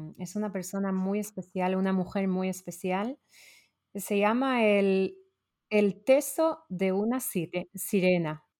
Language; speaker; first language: Spanish; non-native, fluent; Hebrew